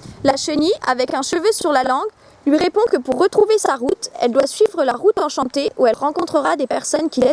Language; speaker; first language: French; native; French